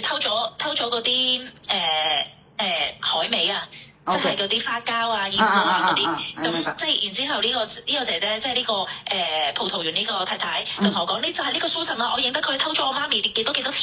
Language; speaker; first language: Cantonese; native; Cantonese